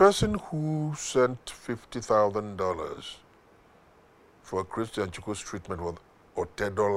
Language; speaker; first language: English; non-native, local second language; Igbo